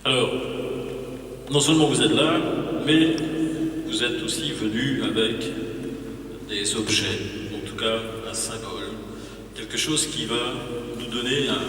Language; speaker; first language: French; native; French